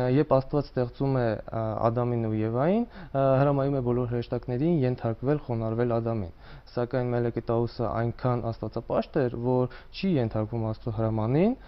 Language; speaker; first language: Armenian; non-native, local second language; Kurdish